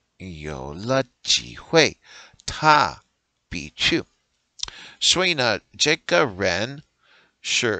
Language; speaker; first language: Chinese; non-native, learner; English